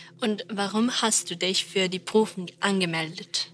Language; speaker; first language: German; non-native, learner; Serbian